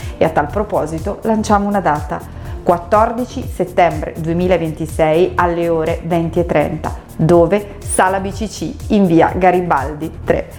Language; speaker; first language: Italian; native; Italian